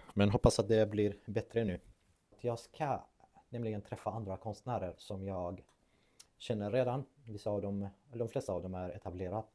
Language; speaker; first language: Swedish; non-native, fluent; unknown